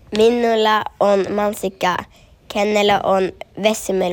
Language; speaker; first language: Finnish; early bilingual, heritage; Finnish